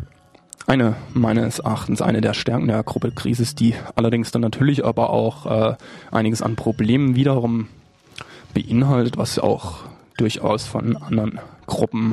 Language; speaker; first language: German; native; German